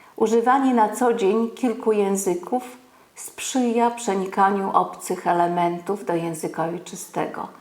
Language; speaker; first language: Polish; native; Polish